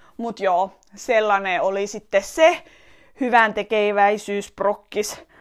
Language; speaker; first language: Finnish; early bilingual, other home language; Estonian